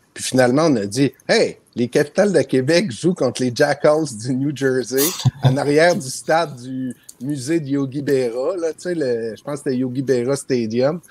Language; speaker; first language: French; native; French